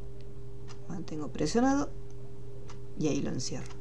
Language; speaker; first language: Spanish; native; Spanish